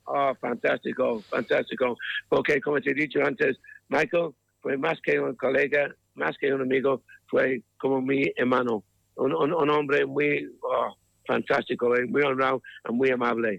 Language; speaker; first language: Spanish; non-native, learner; English